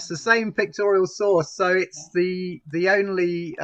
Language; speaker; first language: English; native; English